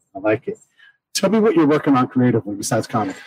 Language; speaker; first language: English; native; English